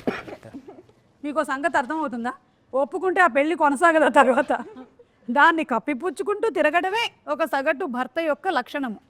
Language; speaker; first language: Telugu; non-native, local second language; Malayalam